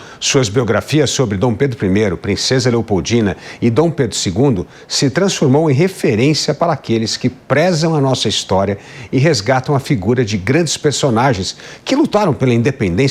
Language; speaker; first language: Portuguese; native; Portuguese